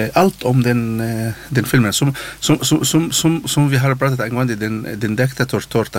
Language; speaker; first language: Swedish; non-native, learner; Arabic